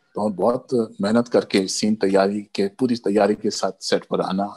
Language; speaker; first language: Hindi; early bilingual, other home language; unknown